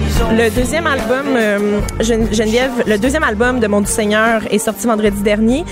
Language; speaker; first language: French; native; French